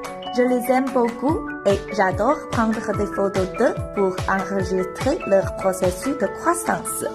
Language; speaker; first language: French; non-native, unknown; Chinese